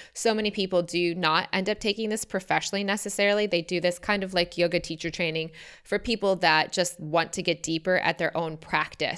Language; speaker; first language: English; native; English